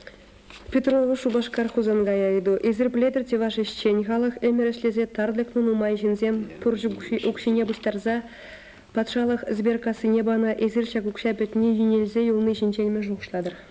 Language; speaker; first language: Russian; native; Russian